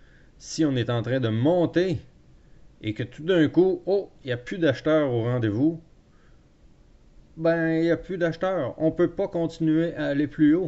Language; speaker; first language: French; native; French